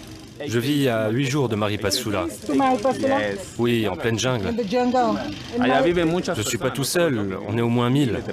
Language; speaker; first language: French; non-native, fluent; Spanish